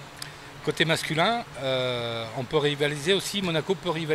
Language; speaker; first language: French; native; French